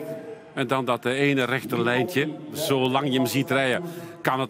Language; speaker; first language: Dutch; native; Dutch